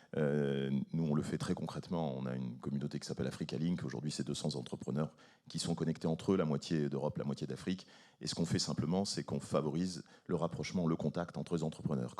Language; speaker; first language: French; native; French